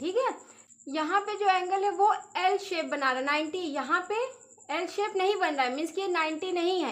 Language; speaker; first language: Hindi; native; Hindi